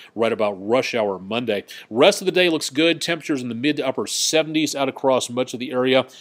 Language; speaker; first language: English; native; English